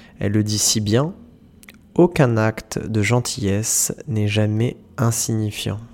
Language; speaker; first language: French; native; French